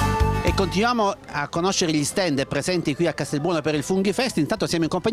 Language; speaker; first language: Italian; native; Italian